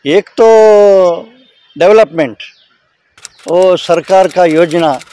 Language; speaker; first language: Hindi; non-native, local second language; Kannada